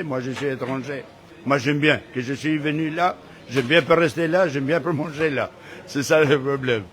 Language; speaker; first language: French; non-native, learner; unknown